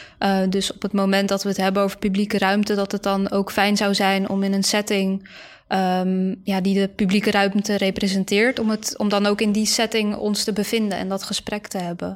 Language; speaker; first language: Dutch; early bilingual, other home language; Bosnian